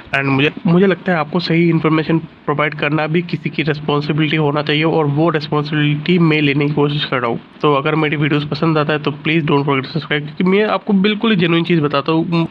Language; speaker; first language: Hindi; non-native, local second language; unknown